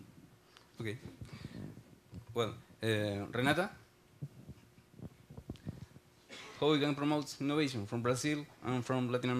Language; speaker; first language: English; non-native, learner; Spanish